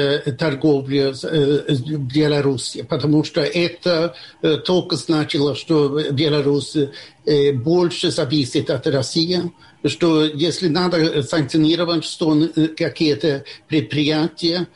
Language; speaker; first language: Russian; non-native, fluent; Swedish